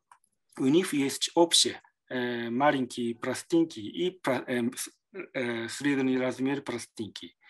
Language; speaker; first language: Russian; non-native, learner; Japanese